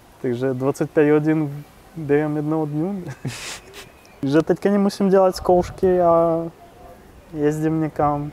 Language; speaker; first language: Czech; non-native, fluent; Russian